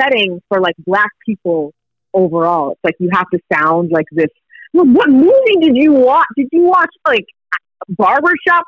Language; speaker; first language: English; early bilingual, other home language; Swahili